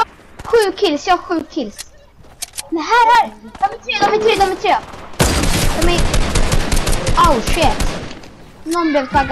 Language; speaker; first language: Swedish; early bilingual, other home language; Turkish